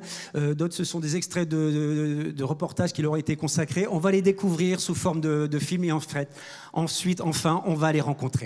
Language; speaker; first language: French; native; French